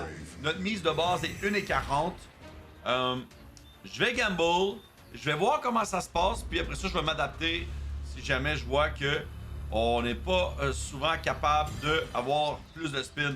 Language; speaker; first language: French; native; French